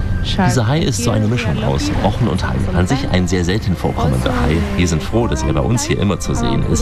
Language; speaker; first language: German; native; German